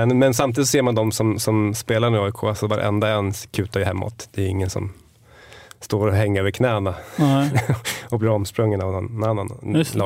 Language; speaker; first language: Swedish; native; Swedish